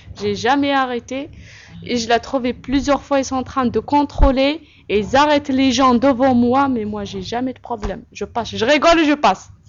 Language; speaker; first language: French; non-native, local second language; Kabyle